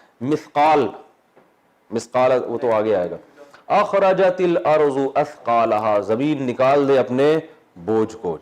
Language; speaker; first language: Urdu; native; Urdu